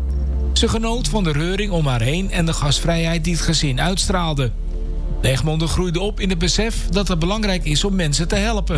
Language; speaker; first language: Dutch; native; Dutch